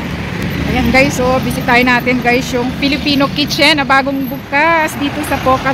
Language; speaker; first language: Filipino; native; Filipino